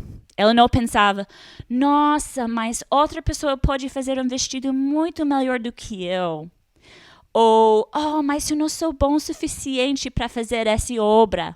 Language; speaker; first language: Portuguese; non-native, fluent; English